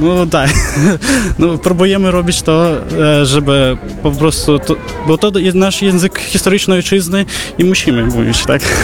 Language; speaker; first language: Polish; non-native, fluent; Russian